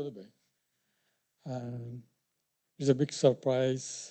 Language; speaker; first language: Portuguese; non-native, learner; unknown